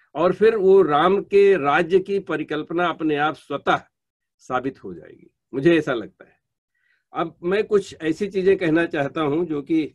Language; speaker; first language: Hindi; native; Hindi